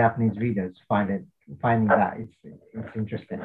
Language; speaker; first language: English; non-native, fluent; Japanese